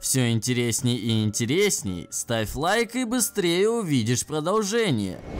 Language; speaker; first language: Russian; native; Russian